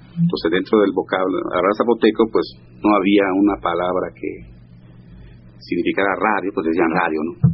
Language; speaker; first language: Spanish; non-native, local second language; Zapotec